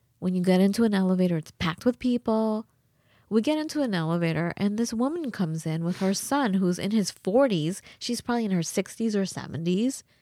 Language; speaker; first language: English; early bilingual, other home language; Persian